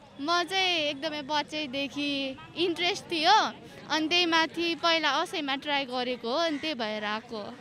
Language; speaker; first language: Nepali; native; Nepali